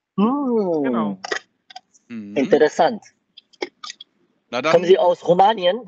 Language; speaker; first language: German; native; German